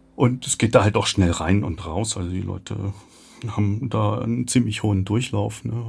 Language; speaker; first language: German; native; German